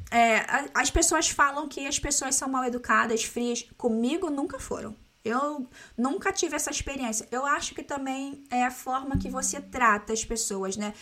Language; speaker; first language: Portuguese; native; Portuguese